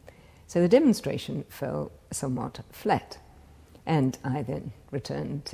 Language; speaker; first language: English; native; English